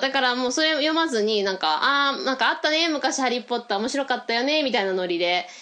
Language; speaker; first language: Japanese; early bilingual, heritage; Japanese